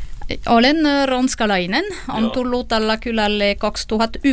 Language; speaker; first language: Finnish; non-native, fluent; French